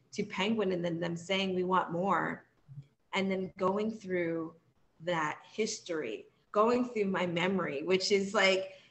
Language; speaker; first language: English; native; English